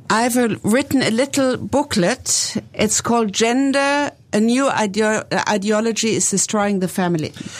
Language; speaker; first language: English; non-native, fluent; German